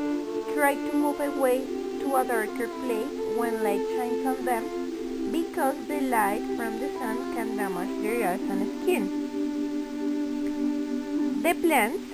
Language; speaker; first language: English; non-native, fluent; Spanish